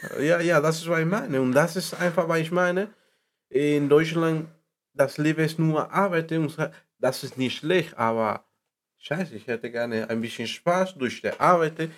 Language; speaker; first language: German; non-native, learner; Spanish